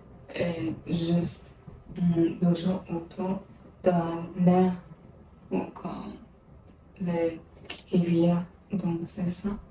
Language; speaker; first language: French; non-native, learner; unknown